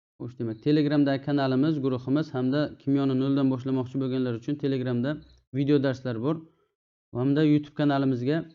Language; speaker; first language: Uzbek; native; Uzbek